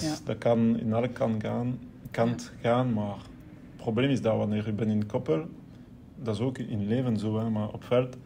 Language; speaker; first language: Dutch; non-native, local second language; French